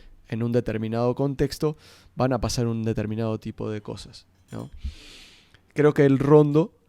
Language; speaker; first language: Spanish; native; Spanish